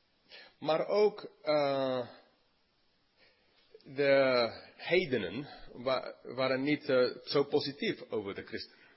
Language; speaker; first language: Dutch; non-native, fluent; English